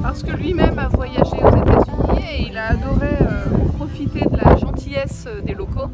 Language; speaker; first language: French; native; French